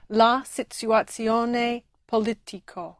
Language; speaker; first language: Italian; non-native, learner; English